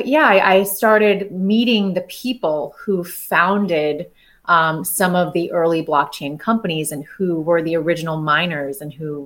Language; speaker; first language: English; native; English